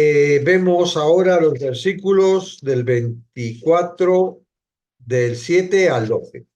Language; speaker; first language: Spanish; native; Spanish